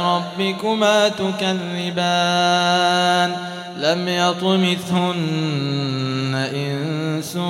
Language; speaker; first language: Arabic; native; Arabic